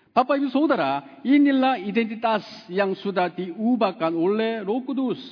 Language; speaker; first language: Indonesian; non-native, fluent; Korean